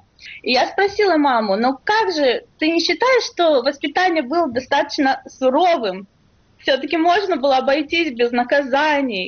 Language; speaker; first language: Russian; native; Russian